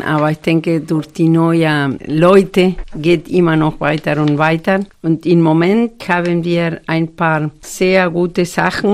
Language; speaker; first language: German; non-native, fluent; Spanish